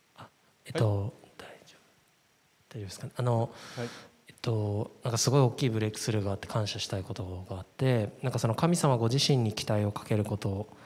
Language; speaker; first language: Japanese; native; Japanese